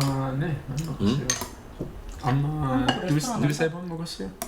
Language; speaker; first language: Korean; non-native, learner; English